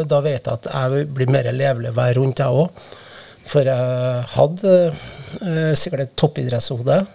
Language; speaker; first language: Norwegian; native; Norwegian